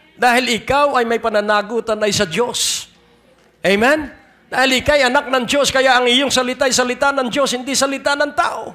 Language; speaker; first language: Filipino; native; Filipino